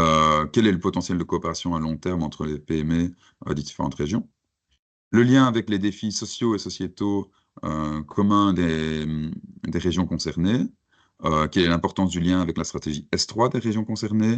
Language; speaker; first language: French; native; French